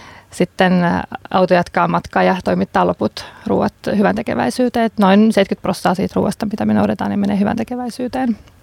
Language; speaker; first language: Finnish; native; Finnish